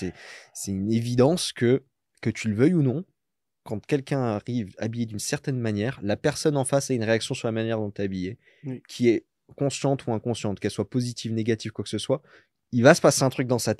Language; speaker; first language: French; native; French